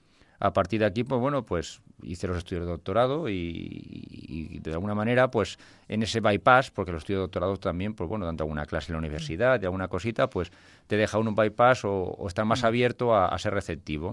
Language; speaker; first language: Spanish; native; Spanish